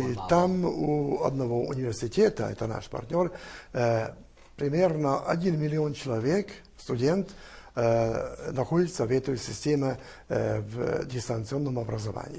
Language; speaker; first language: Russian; non-native, fluent; Hungarian